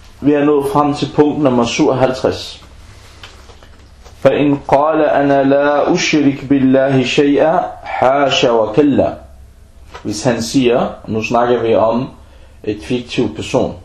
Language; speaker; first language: Danish; early bilingual, other home language; Arabic